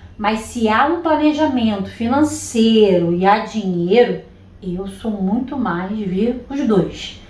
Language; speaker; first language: Portuguese; native; Portuguese